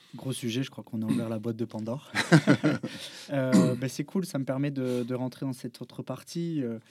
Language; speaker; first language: French; native; French